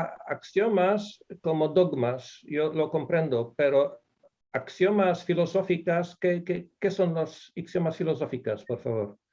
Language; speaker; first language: Spanish; non-native, fluent; Polish